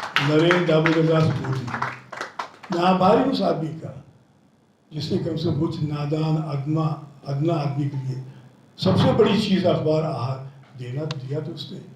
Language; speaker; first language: Hindi; non-native, local second language; Telugu